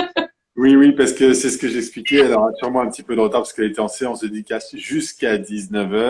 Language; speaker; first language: French; native; French